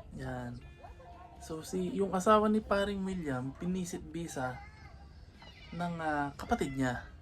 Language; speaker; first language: Filipino; native; Filipino